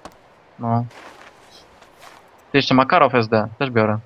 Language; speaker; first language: Polish; native; Polish